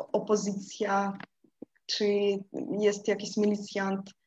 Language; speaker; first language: Polish; non-native, fluent; Russian